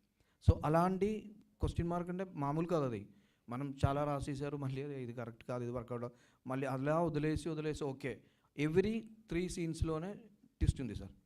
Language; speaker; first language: Telugu; non-native, local second language; Malayalam